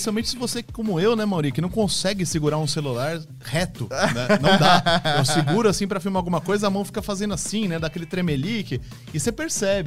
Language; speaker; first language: Portuguese; native; Portuguese